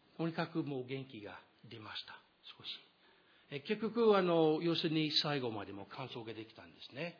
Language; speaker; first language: Japanese; non-native, fluent; English